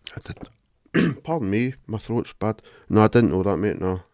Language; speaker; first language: English; native; English